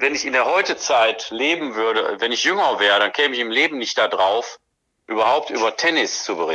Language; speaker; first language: German; native; German